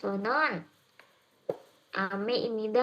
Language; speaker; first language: Korean; non-native, fluent; Indonesian